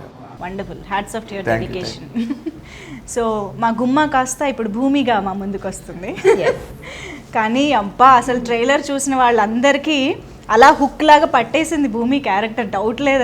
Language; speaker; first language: Telugu; native; Telugu